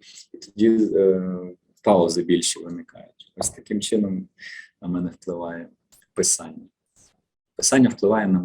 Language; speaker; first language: Ukrainian; native; Ukrainian